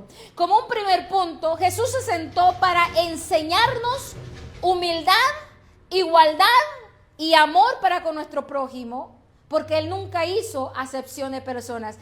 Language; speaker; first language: Spanish; native; Spanish